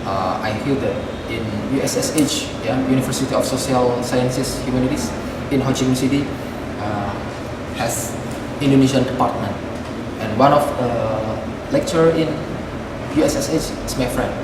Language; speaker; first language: English; non-native, fluent; Indonesian